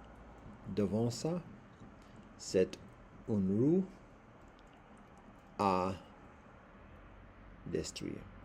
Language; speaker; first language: French; non-native, learner; English